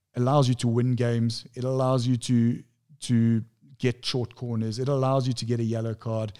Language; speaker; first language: English; native; English